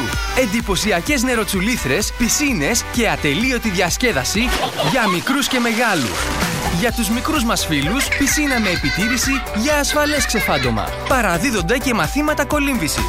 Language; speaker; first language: Greek; native; Greek